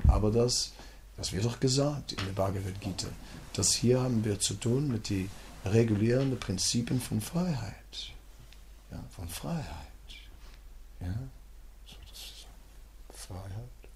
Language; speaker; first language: German; non-native, fluent; Dutch